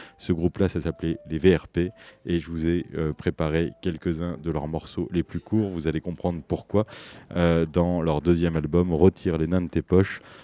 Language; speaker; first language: French; native; French